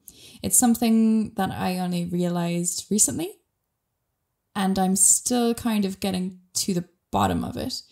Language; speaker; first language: English; native; English